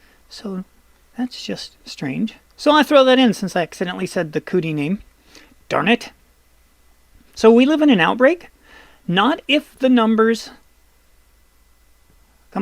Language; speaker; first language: English; native; English